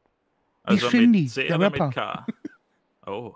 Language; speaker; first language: German; native; German